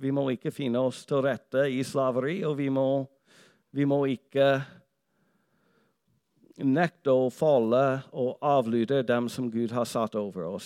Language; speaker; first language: Norwegian; non-native, fluent; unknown